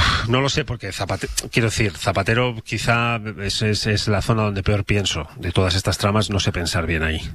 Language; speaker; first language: Spanish; native; Spanish